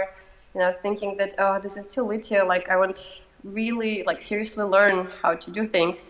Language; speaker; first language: English; non-native, fluent; Russian